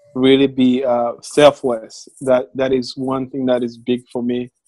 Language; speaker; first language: English; non-native, local second language; Kinyarwanda